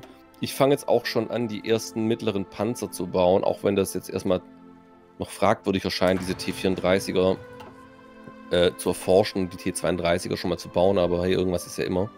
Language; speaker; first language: German; native; German